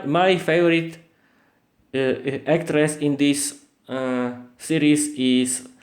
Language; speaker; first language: English; non-native, learner; Slovak